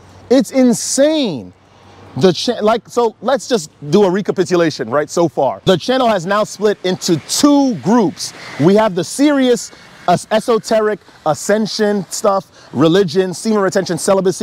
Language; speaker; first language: English; native; English